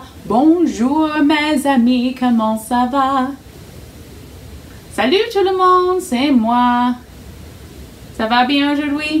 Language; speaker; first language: French; non-native, fluent; English